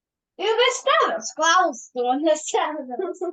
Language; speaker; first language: Lithuanian; early bilingual, heritage; Lithuanian